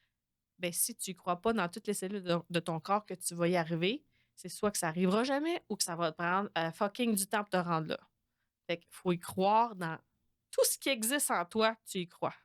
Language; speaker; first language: French; native; French